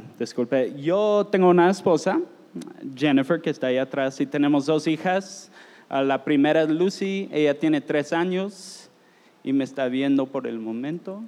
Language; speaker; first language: Spanish; non-native, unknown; English